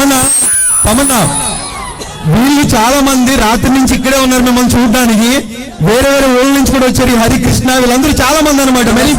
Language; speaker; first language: Telugu; native; Telugu